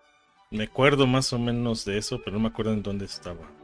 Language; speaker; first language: Spanish; native; Spanish